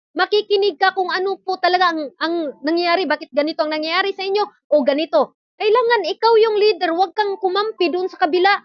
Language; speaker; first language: Filipino; non-native, local second language; Cebuano